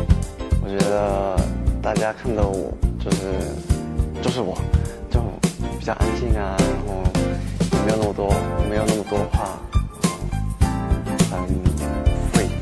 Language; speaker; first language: Chinese; early bilingual, heritage; English